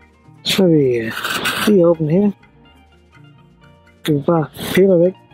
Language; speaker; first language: Danish; non-native, learner; Swahili